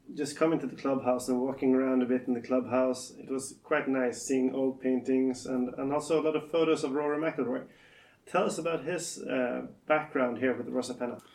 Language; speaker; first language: English; non-native, fluent; Swedish